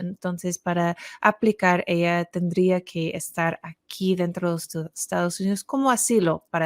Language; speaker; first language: Spanish; non-native, fluent; English